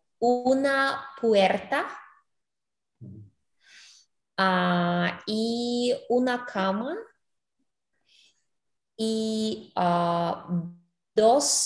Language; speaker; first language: Spanish; non-native, learner; English